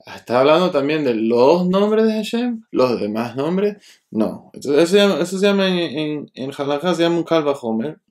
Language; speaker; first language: Spanish; early bilingual, heritage; Spanish